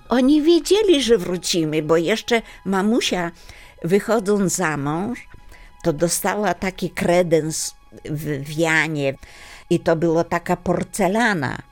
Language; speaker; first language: Polish; native; Polish